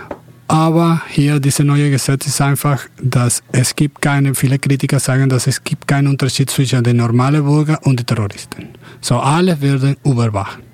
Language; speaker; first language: German; non-native, fluent; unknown